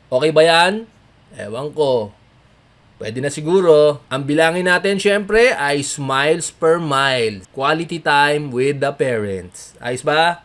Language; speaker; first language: Filipino; native; Filipino